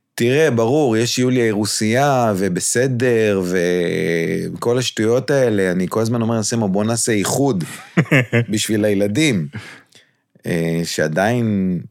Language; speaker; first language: Hebrew; native; Hebrew